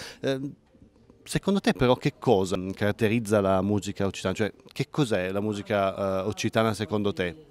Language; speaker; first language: Italian; native; Italian